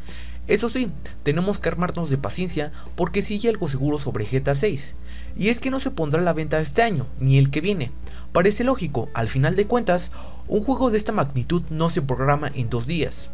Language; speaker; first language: Spanish; native; Spanish